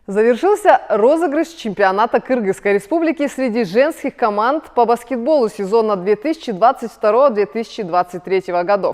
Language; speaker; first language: Russian; native; Russian